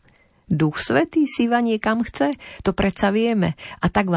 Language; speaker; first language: Slovak; native; Slovak